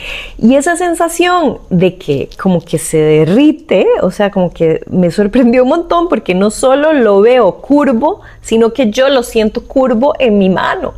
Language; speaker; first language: Spanish; native; Spanish